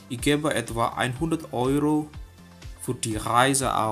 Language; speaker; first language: German; non-native, learner; Indonesian